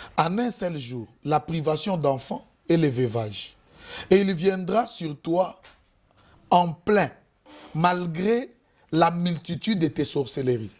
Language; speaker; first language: French; non-native, local second language; Lingala